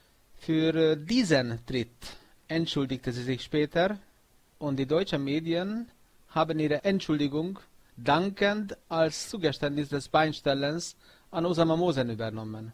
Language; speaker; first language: German; non-native, fluent; Hungarian